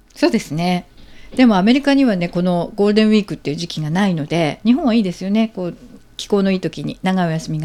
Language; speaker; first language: Japanese; native; Japanese